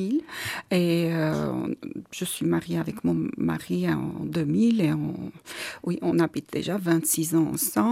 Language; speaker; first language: French; non-native, learner; Armenian